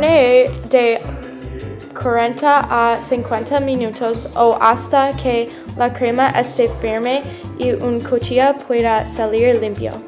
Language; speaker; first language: Spanish; non-native, learner; English